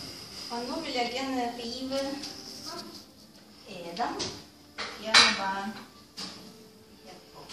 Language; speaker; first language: Danish; non-native, fluent; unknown